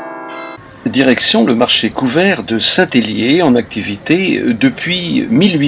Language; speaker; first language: French; native; French